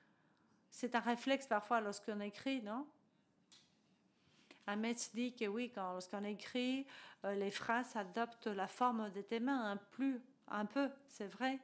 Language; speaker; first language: French; non-native, fluent; Spanish